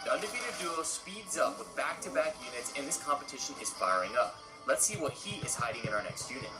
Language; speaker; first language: English; native; English